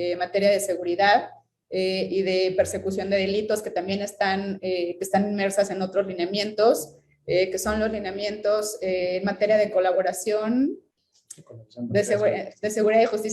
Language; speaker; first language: Spanish; native; Spanish